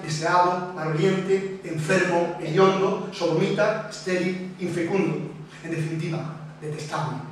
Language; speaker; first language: Spanish; native; Spanish